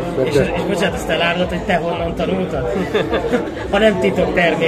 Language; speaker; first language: Hungarian; native; Hungarian